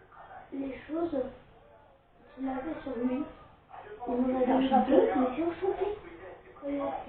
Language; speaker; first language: French; native; French